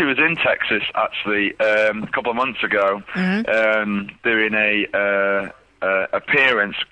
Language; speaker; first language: English; native; English